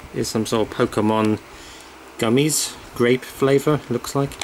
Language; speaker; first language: English; native; English